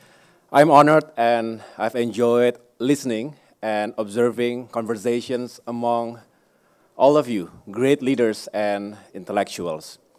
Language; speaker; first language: English; non-native, fluent; Indonesian